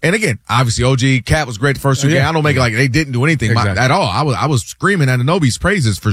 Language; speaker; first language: English; native; English